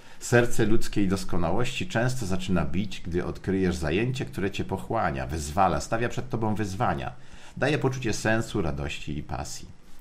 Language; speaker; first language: Polish; native; Polish